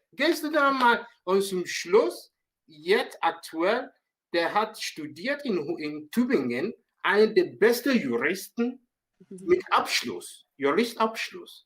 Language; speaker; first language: German; non-native, learner; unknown